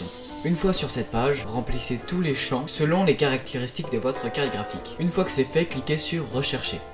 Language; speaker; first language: French; native; French